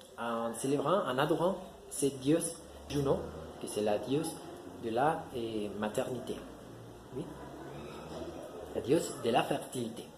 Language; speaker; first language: French; non-native, learner; Spanish